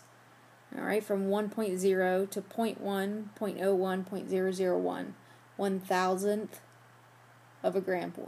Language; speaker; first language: English; native; English